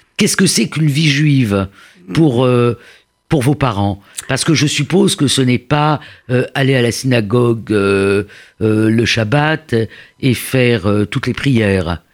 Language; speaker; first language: French; native; French